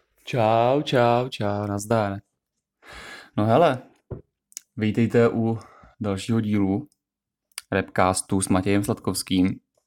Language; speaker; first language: Czech; native; Czech